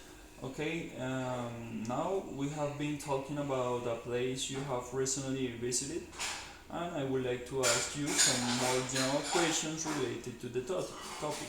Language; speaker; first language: English; non-native, learner; Spanish